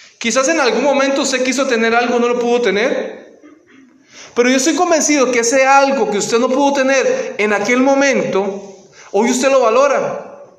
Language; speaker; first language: Spanish; native; Spanish